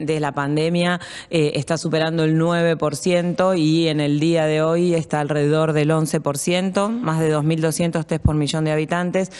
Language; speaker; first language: Spanish; native; Spanish